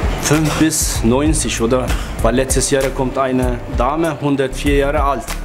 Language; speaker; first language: German; non-native, learner; Turkish